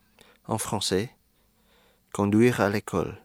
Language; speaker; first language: French; non-native, fluent; Indonesian